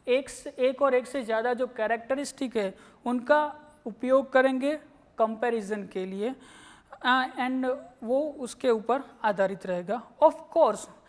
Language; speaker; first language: Hindi; non-native, local second language; Gujarati